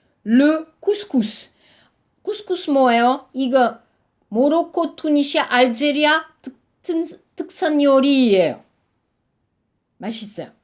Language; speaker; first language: Korean; non-native, learner; French